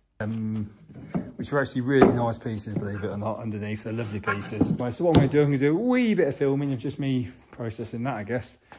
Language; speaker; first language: English; native; English